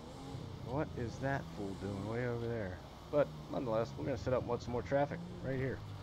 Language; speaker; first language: English; native; English